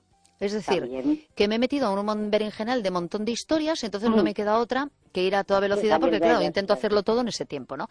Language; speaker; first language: Spanish; native; Spanish